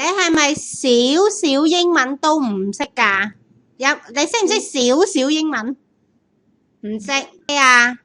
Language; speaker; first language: Chinese; native; Chinese